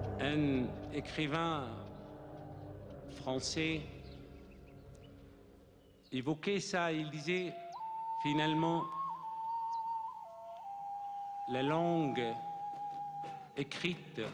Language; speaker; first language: French; non-native, fluent; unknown